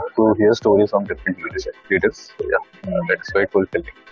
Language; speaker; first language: English; non-native, local second language; Hindi